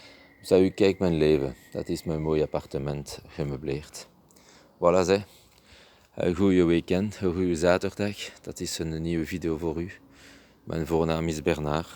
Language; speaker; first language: Dutch; non-native, learner; French